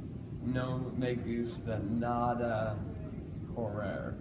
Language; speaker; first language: Spanish; non-native, learner; English